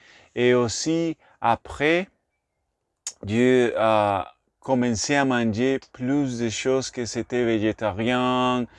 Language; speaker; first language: French; non-native, learner; Spanish